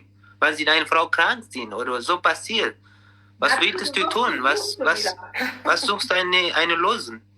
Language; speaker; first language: German; non-native, learner; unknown